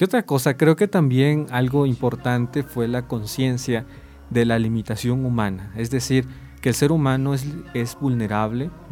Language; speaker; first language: Spanish; native; Spanish